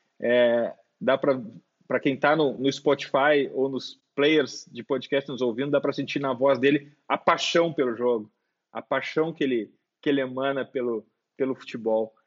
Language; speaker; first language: Portuguese; native; Portuguese